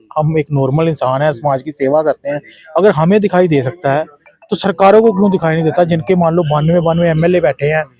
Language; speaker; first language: Hindi; non-native, local second language; Punjabi